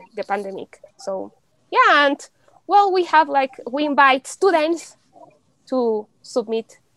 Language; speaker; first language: English; non-native, fluent; Spanish